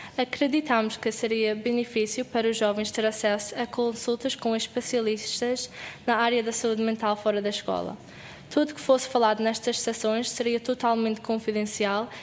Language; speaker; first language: Portuguese; non-native, learner; English